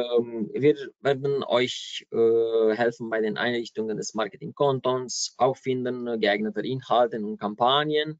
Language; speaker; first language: German; non-native, fluent; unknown